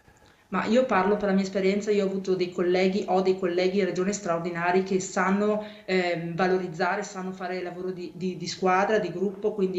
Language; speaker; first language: Italian; native; Italian